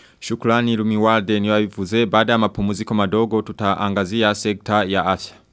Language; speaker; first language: Swahili; non-native, local second language; Rundi